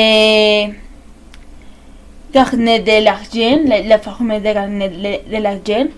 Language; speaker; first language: French; non-native, learner; Spanish